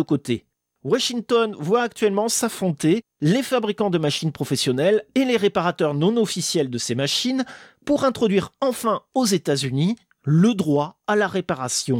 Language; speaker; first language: French; native; French